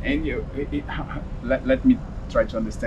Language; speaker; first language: English; non-native, learner; Portuguese